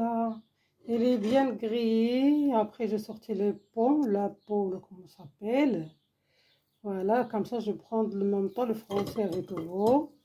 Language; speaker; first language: French; non-native, learner; Arabic